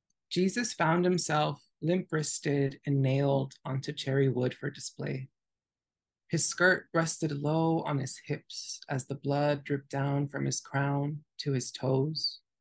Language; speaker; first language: English; early bilingual, other home language; Spanish